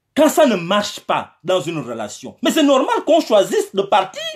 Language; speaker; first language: French; non-native, local second language; Fang